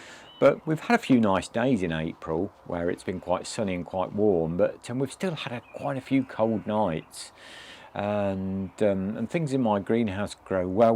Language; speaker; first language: English; native; English